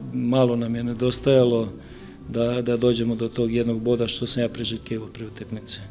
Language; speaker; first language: Bosnian; native; Bosnian